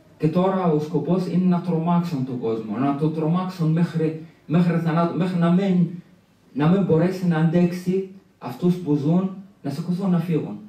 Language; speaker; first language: Greek; early bilingual, other home language; Arabic